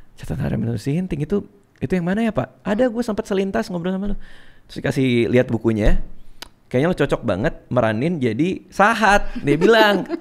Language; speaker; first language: Indonesian; native; Indonesian